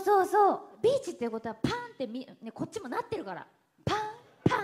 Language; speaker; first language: Japanese; native; Japanese